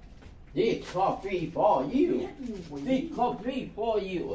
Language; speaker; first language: English; non-native, learner; Vietnamese